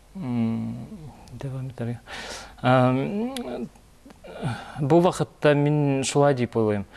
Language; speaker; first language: Tatar; non-native, learner; Yakut